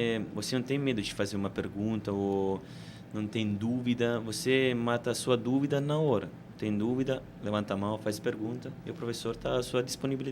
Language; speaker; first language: Portuguese; non-native, fluent; Italian